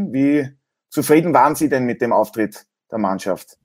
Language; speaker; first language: German; native; German